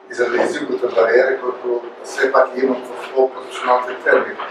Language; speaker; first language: Bulgarian; early bilingual, other home language; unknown